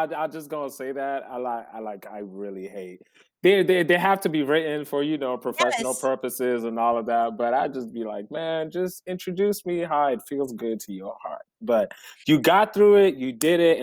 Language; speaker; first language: English; early bilingual, other home language; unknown